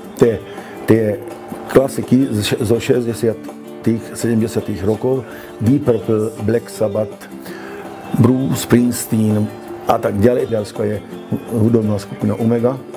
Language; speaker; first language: Slovak; non-native, local second language; Hungarian